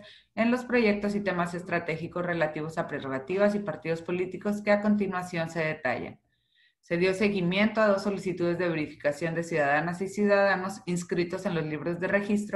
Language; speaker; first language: Spanish; native; Spanish